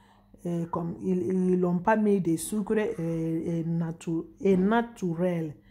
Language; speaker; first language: French; non-native, fluent; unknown